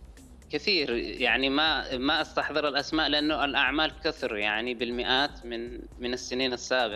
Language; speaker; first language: Arabic; native; Arabic